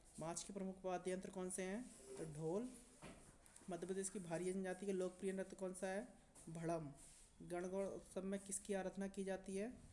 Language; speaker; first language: Hindi; native; Hindi